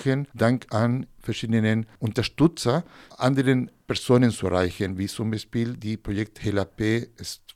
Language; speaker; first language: German; non-native, fluent; Spanish